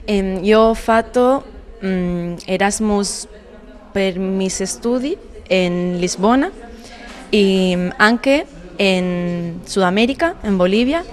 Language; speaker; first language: Italian; non-native, learner; Spanish